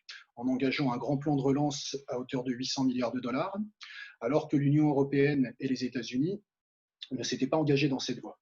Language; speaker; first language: French; native; French